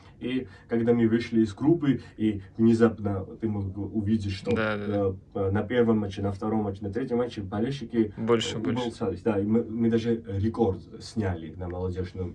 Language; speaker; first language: Russian; non-native, fluent; Georgian